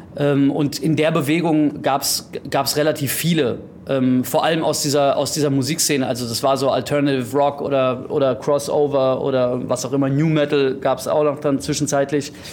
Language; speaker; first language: German; early bilingual, heritage; German